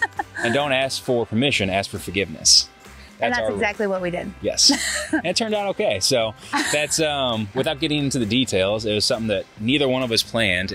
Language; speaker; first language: English; native; English